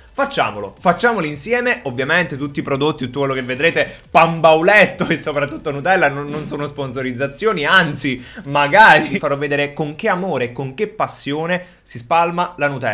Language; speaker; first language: Italian; native; Italian